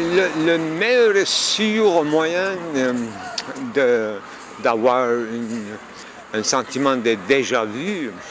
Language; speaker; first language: French; non-native, fluent; Turkish